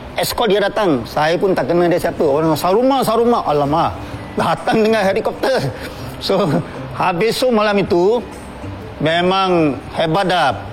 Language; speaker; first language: Malay; non-native, local second language; Chinese